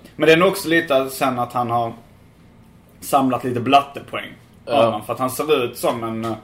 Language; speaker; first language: Swedish; native; Swedish